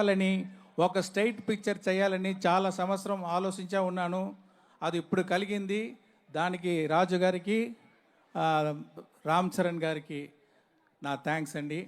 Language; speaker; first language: Telugu; non-native, learner; Tamil